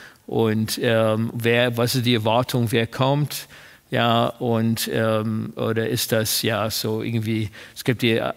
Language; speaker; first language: German; non-native, fluent; English